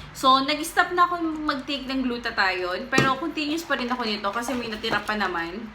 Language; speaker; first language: Filipino; native; Filipino